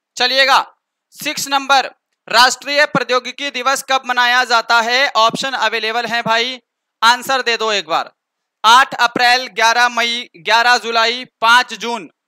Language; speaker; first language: Hindi; native; Hindi